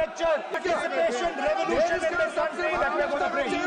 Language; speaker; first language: English; non-native, local second language; Hindi